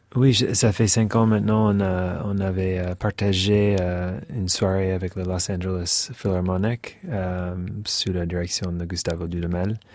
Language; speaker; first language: French; non-native, fluent; English